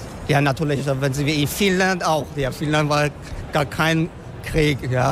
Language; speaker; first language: German; non-native, learner; Persian